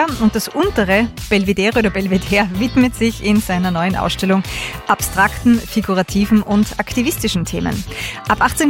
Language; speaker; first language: German; native; German